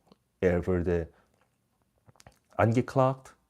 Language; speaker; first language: German; non-native, learner; Korean